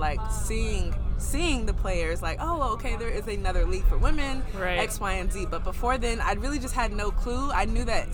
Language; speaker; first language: English; native; English